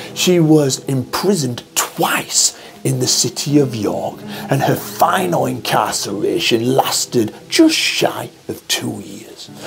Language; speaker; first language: English; native; English